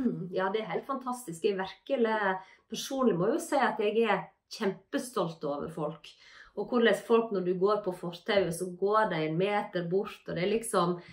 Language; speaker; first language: Norwegian; native; Norwegian